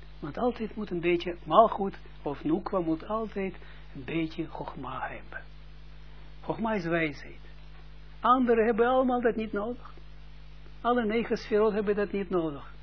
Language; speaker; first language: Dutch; non-native, fluent; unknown